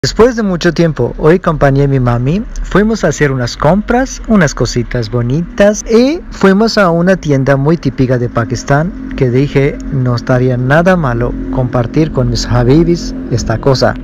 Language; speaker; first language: Spanish; non-native, fluent; Urdu